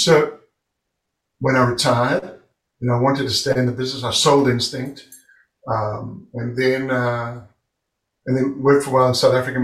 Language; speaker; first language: English; native; English